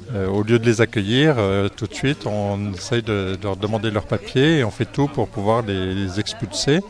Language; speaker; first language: French; native; French